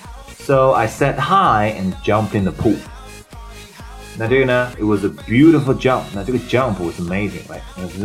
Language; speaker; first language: English; non-native, fluent; Chinese